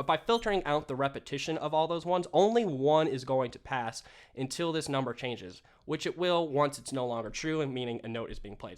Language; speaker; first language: English; native; English